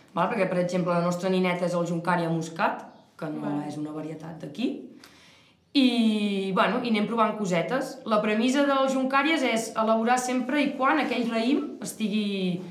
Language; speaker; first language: Catalan; native; Catalan